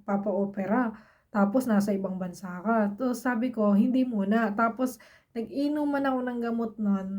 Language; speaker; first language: Filipino; native; Filipino